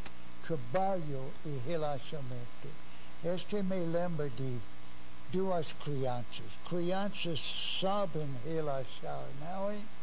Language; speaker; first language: Portuguese; non-native, fluent; English